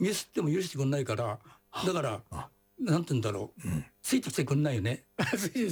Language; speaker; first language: Japanese; native; Japanese